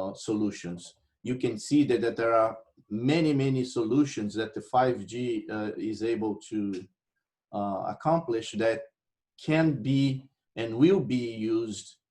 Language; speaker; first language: English; non-native, fluent; Portuguese